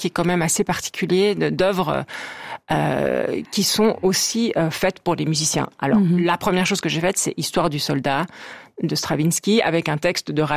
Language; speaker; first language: French; native; French